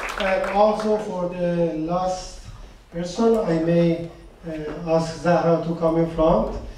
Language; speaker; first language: English; non-native, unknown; Persian